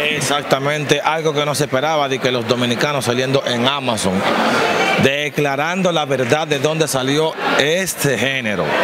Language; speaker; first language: Spanish; native; Spanish